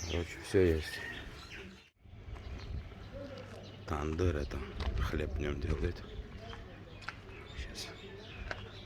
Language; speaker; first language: Russian; native; Russian